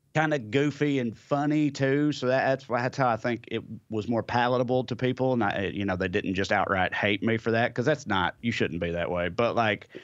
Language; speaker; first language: English; native; English